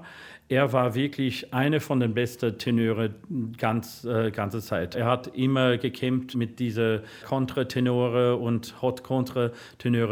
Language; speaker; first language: German; non-native, fluent; English